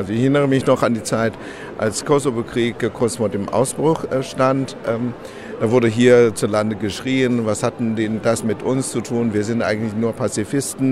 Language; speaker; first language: German; non-native, fluent; Chinese